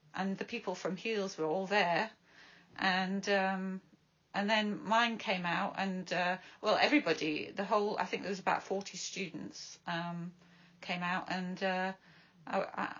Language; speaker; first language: English; native; English